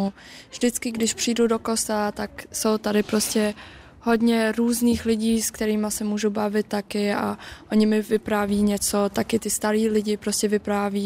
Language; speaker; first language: Czech; early bilingual, heritage; Czech